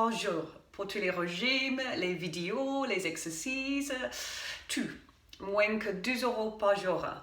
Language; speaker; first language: French; non-native, fluent; English